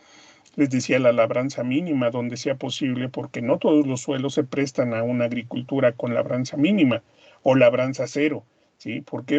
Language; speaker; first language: Spanish; native; Spanish